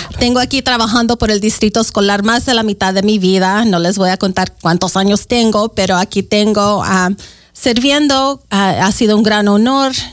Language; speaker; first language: Spanish; native; Spanish